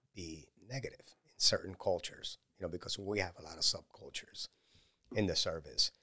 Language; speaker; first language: English; non-native, fluent; Spanish